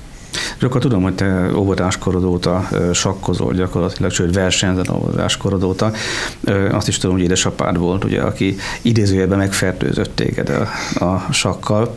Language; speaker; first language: Hungarian; native; Hungarian